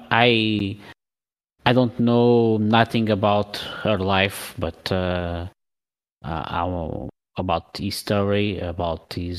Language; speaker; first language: English; non-native, learner; Portuguese